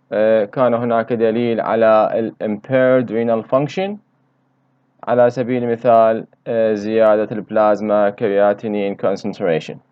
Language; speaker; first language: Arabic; native; Arabic